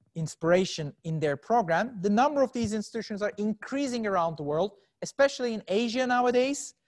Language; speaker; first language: English; non-native, fluent; Turkish